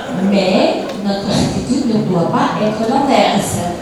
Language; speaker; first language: French; non-native, learner; Indonesian